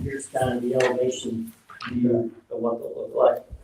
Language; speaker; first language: English; native; English